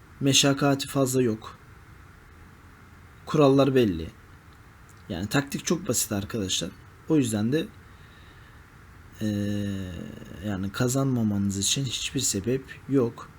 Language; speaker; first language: Turkish; native; Turkish